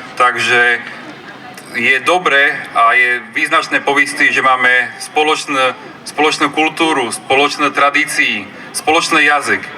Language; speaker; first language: Slovak; non-native, local second language; Rusyn